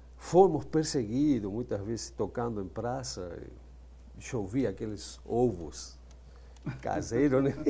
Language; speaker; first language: Portuguese; non-native, fluent; Spanish